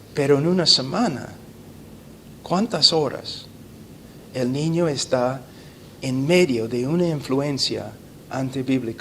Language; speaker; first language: Spanish; non-native, fluent; English